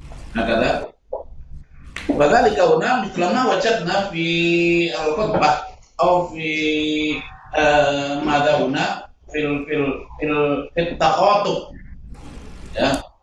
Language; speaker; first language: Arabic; non-native, fluent; Indonesian